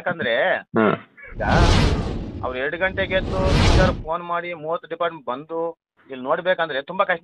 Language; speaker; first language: Kannada; native; Kannada